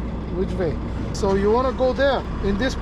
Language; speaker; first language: English; non-native, fluent; Polish